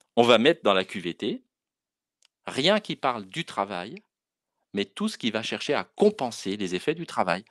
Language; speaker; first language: French; native; French